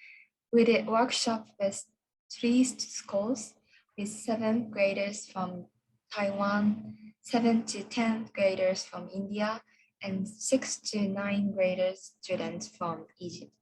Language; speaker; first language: English; non-native, learner; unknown